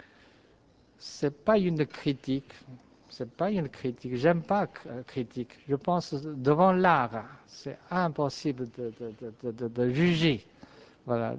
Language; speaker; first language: French; non-native, fluent; Chinese